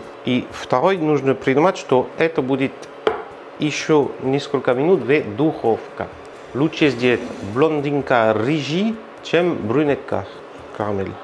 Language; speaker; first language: Russian; non-native, learner; French